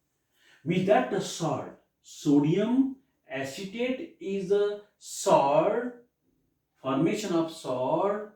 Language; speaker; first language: English; non-native, local second language; Marathi